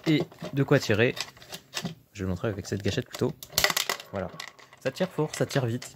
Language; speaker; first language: French; native; French